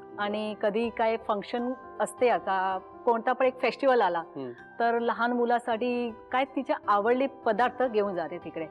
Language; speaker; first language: Marathi; non-native, local second language; Kachhi